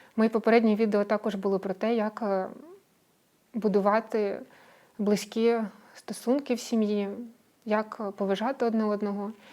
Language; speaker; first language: Ukrainian; non-native, local second language; Russian